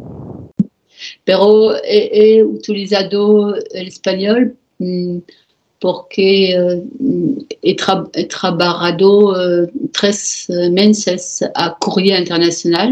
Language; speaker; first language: Spanish; non-native, learner; French